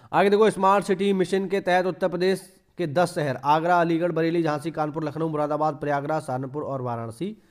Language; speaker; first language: Hindi; native; Hindi